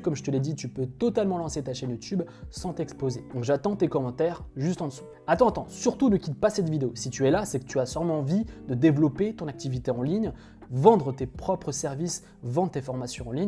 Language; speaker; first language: French; native; French